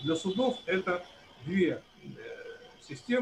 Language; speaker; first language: Russian; native; Russian